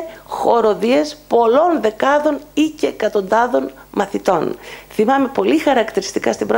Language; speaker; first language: Greek; native; Greek